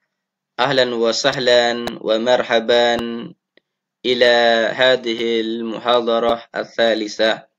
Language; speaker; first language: Arabic; non-native, fluent; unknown